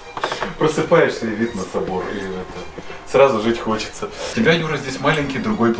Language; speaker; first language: Russian; native; Russian